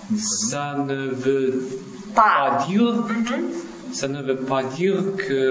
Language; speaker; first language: French; non-native, learner; Russian